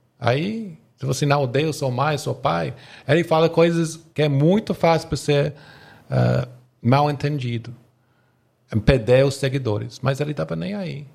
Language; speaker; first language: Portuguese; non-native, fluent; English